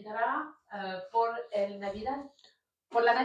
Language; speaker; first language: Spanish; non-native, learner; French